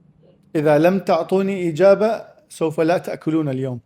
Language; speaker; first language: Arabic; native; Arabic